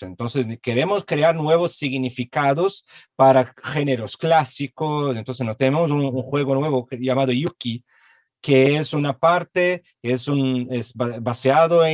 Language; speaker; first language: Spanish; non-native, fluent; Portuguese